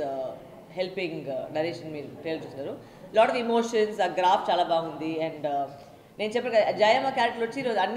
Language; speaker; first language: Telugu; non-native, learner; Tamil